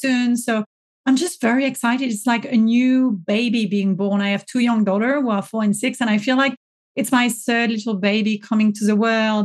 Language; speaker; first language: English; non-native, fluent; French